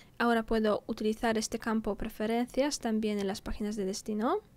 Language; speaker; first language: Spanish; non-native, fluent; Polish